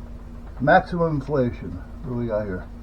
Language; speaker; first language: English; native; English